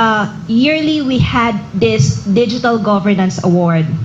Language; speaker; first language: English; non-native, local second language; Filipino